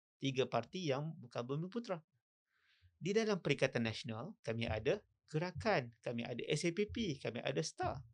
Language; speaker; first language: Malay; native; Malay